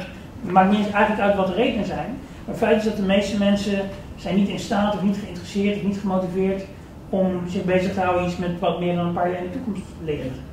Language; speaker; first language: Dutch; native; Dutch